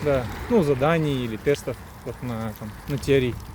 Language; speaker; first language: Russian; native; Russian